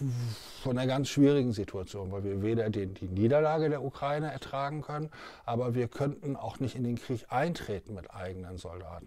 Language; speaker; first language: German; native; German